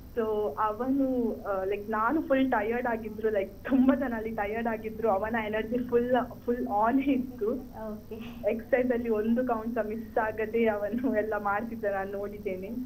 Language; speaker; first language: Kannada; native; Kannada